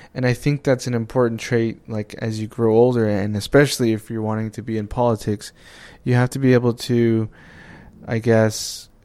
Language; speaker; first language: English; native; English